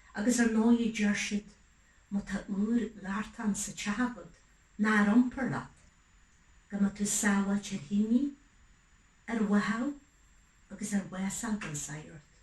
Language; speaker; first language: Irish; native; Irish